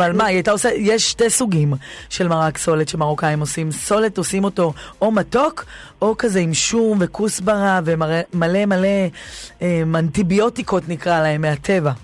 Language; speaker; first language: Hebrew; native; Hebrew